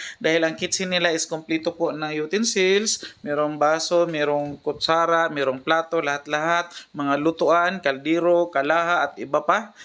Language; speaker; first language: Filipino; non-native, local second language; Cebuano